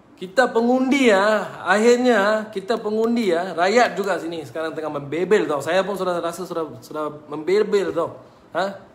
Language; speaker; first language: Malay; non-native, local second language; Tamil